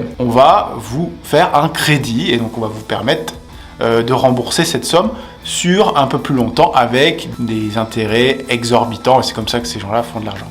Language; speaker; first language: French; native; French